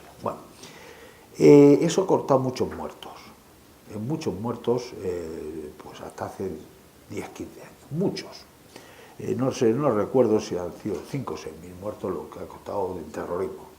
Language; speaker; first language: Spanish; native; Spanish